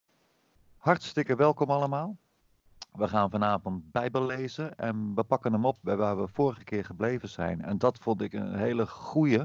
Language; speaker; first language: Dutch; native; Dutch